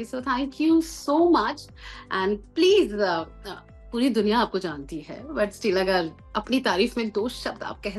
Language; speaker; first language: Hindi; native; Hindi